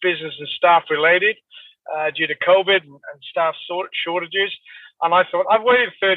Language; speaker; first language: English; native; English